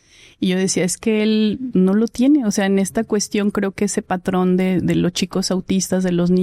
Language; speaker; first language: Spanish; native; Spanish